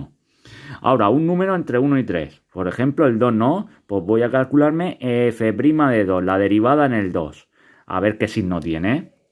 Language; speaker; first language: Spanish; native; Spanish